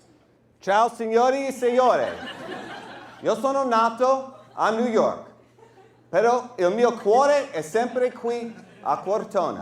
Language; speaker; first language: Italian; non-native, fluent; English